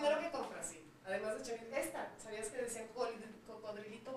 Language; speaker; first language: Spanish; native; Spanish